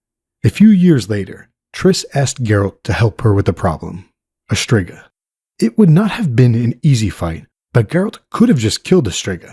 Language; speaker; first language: English; native; English